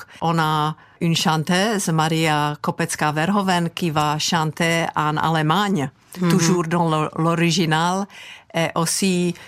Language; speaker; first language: French; non-native, fluent; Czech